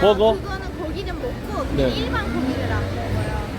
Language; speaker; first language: Korean; non-native, learner; Turkish